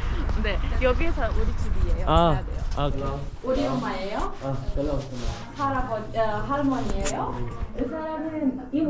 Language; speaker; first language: Korean; non-native, learner; Persian